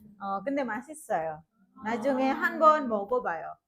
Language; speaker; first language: Korean; non-native, fluent; Indonesian